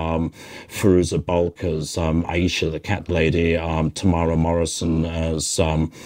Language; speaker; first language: English; native; English